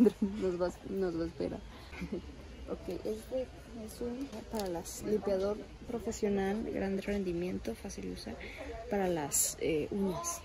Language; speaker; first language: Spanish; native; Spanish